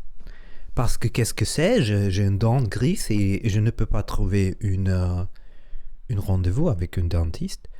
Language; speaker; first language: French; non-native, learner; Spanish